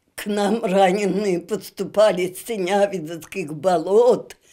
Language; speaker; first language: Russian; native; Russian